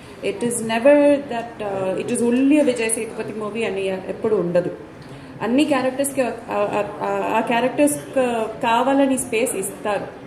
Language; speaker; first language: Telugu; non-native, fluent; Malayalam